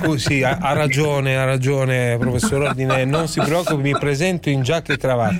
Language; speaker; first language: Italian; native; Italian